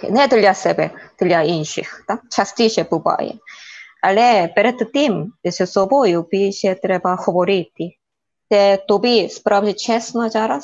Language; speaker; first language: Ukrainian; non-native, learner; Korean